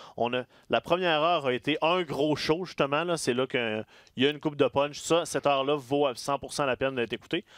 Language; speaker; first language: French; native; French